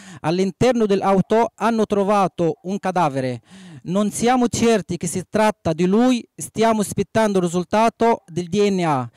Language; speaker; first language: Italian; non-native, fluent; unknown